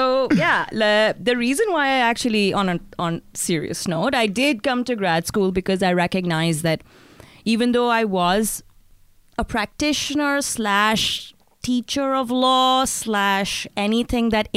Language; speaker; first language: English; non-native, local second language; Urdu